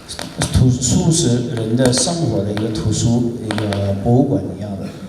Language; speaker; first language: Chinese; non-native, fluent; Nepali